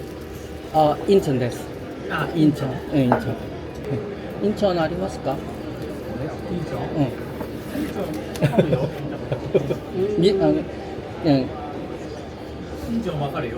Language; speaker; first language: Japanese; non-native, learner; Korean